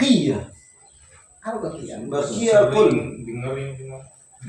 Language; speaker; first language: Indonesian; native; Indonesian